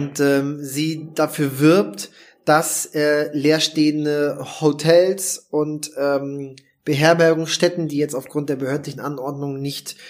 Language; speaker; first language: German; native; German